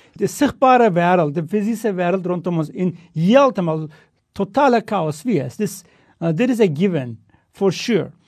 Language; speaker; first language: Afrikaans; non-native, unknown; Turkish